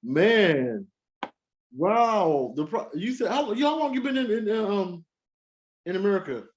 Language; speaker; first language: English; native; English